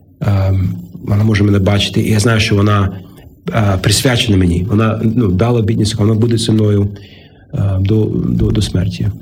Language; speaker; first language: Ukrainian; non-native, learner; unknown